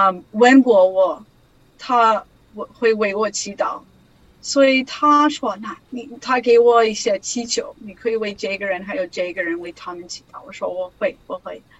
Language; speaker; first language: Chinese; non-native, learner; English